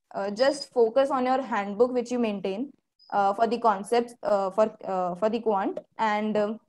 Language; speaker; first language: English; non-native, local second language; Hindi